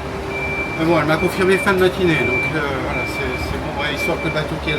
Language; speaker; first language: French; native; French